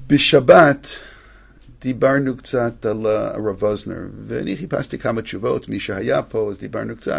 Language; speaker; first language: Hebrew; non-native, fluent; English